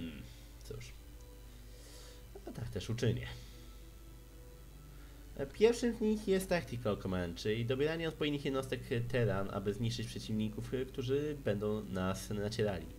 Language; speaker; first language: Polish; native; Polish